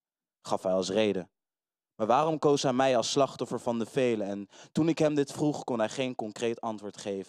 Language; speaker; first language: Dutch; native; Dutch